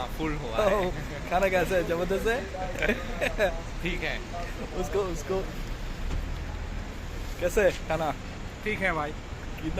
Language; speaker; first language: Hindi; non-native, learner; Bangla